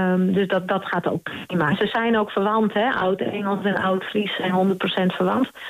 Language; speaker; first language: Dutch; non-native, local second language; Western Frisian